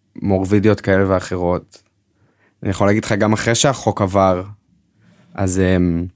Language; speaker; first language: Hebrew; native; Hebrew